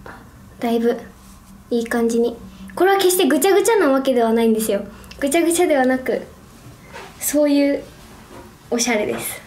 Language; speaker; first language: Japanese; native; Japanese